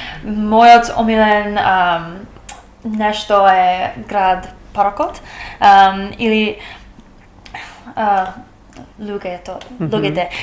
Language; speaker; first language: Macedonian; non-native, learner; English